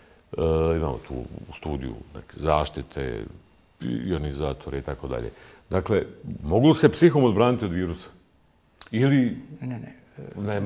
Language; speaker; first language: Serbian; native; Serbian